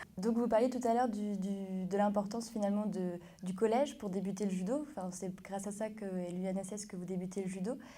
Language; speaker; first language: French; native; French